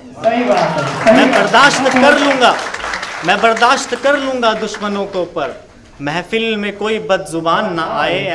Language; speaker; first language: Hindi; native; Hindi